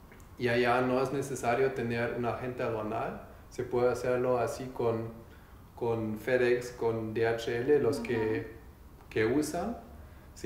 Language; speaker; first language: Spanish; non-native, learner; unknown